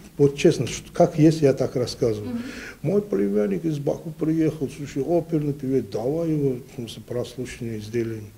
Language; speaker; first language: Russian; non-native, local second language; Azerbaijani